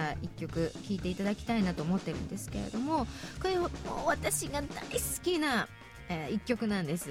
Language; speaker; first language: Japanese; native; Japanese